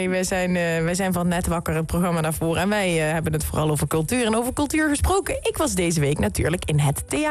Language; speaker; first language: Dutch; native; Dutch